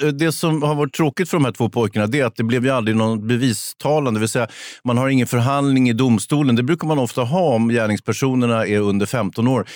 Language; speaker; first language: Swedish; native; Swedish